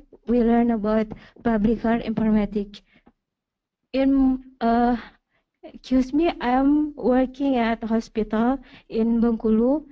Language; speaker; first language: English; non-native, learner; Indonesian